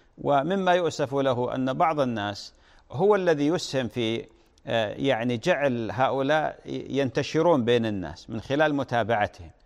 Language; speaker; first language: Arabic; native; Arabic